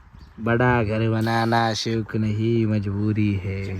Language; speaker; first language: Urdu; non-native, local second language; Marathi